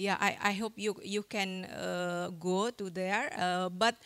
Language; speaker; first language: English; non-native, fluent; Indonesian